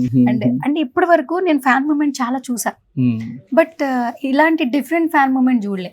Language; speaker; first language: Telugu; native; Telugu